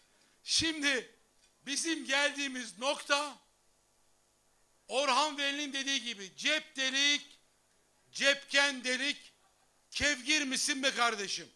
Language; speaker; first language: Turkish; native; Turkish